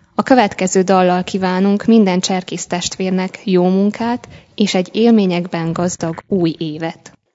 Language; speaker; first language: Hungarian; native; Hungarian